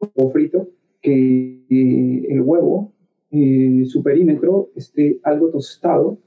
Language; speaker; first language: Spanish; native; Spanish